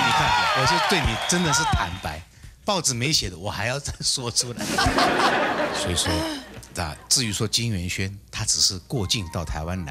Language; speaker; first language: Chinese; native; Chinese